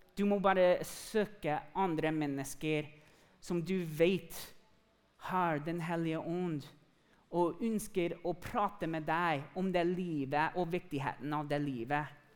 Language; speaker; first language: Norwegian; non-native, fluent; English